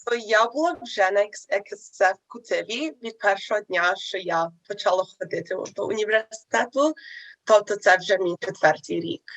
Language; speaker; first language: Ukrainian; early bilingual, heritage; Ukrainian